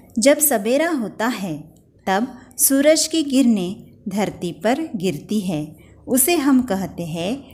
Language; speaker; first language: Hindi; non-native, local second language; Marathi